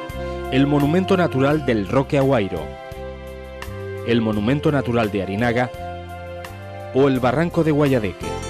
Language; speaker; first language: Spanish; native; Spanish